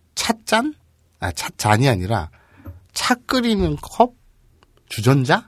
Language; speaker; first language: Korean; native; Korean